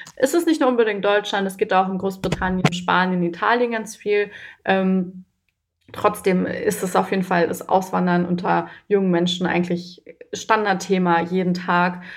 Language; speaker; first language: German; early bilingual, other home language; Persian